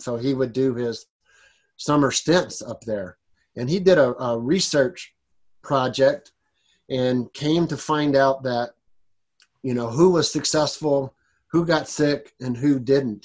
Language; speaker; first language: English; native; English